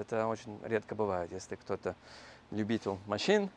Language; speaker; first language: Russian; non-native, learner; English